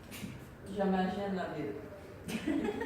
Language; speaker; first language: French; non-native, learner; Spanish